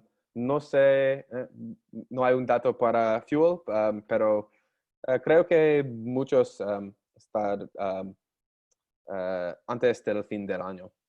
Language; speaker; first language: Spanish; non-native, learner; English